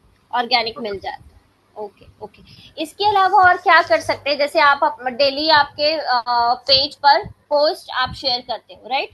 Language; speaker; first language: Hindi; native; Hindi